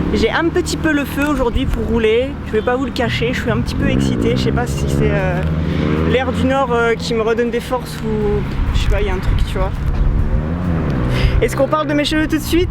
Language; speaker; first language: French; native; French